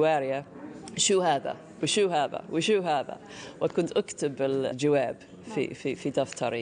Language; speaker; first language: Arabic; non-native, fluent; English